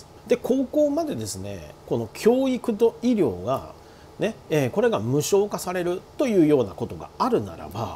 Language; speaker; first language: Japanese; native; Japanese